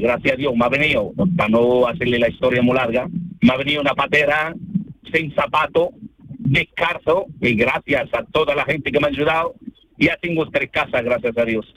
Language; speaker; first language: Spanish; early bilingual, other home language; Arabic